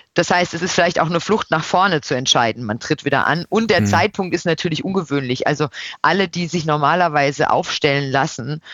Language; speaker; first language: German; native; German